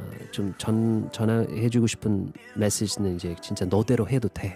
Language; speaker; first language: Korean; non-native, fluent; English